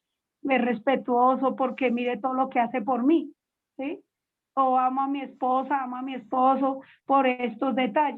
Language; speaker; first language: Spanish; native; Spanish